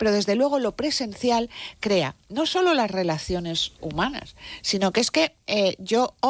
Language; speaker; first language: Spanish; native; Spanish